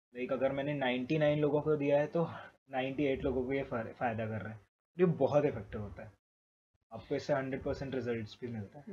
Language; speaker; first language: Hindi; native; Hindi